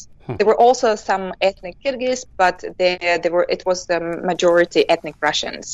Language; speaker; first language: English; non-native, fluent; Kyrgyz